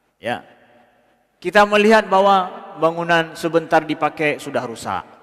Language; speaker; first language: Malay; non-native, local second language; Achinese